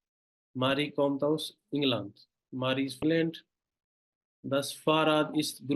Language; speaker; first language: German; non-native, fluent; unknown